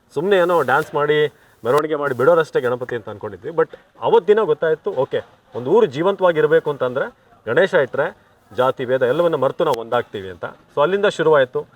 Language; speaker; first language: Kannada; native; Kannada